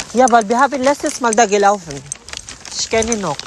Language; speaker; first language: German; non-native, learner; Filipino